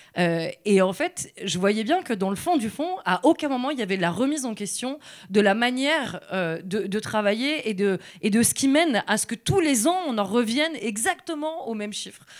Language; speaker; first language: French; native; French